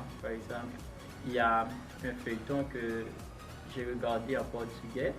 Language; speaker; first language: French; non-native, local second language; Haitian Creole